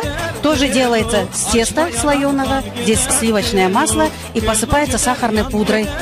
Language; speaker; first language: Russian; native; Russian